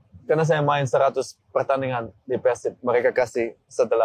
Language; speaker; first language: Indonesian; non-native, learner; Dutch